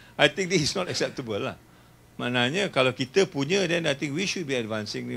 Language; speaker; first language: English; non-native, local second language; Malay